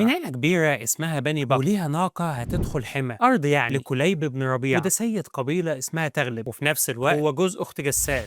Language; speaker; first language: Arabic; native; Arabic